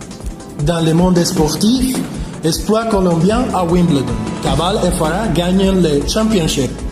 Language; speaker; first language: French; non-native, learner; Spanish